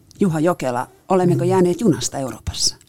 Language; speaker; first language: Finnish; native; Finnish